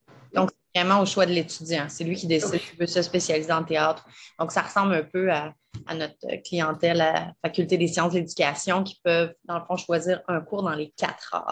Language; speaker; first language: French; native; French